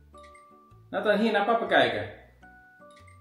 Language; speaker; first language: Dutch; native; Dutch